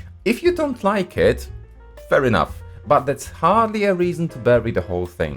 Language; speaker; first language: English; non-native, fluent; Polish